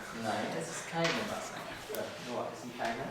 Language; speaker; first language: German; non-native, fluent; French